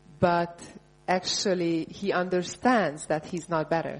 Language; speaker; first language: English; non-native, fluent; Hungarian